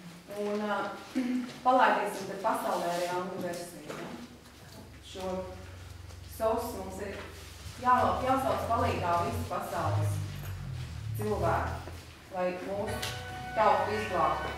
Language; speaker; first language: Latvian; native; Latvian